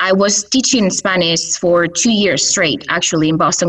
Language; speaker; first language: English; non-native, fluent; Spanish